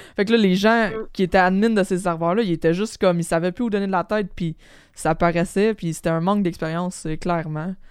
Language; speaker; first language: French; native; French